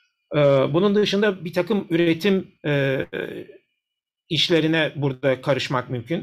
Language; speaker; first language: Turkish; native; Turkish